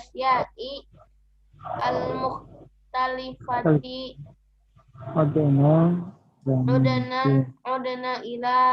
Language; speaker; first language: Arabic; non-native, learner; Indonesian